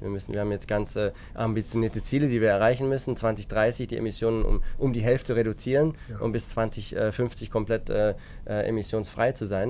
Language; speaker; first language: German; native; German